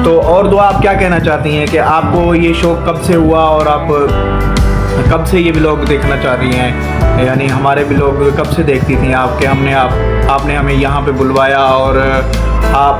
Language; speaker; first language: Hindi; non-native, local second language; Sindhi